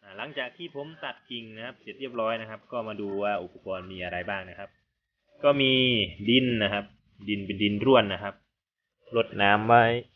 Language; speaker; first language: Thai; native; Thai